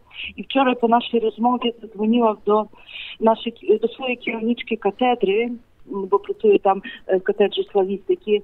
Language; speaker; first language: Polish; non-native, fluent; Ukrainian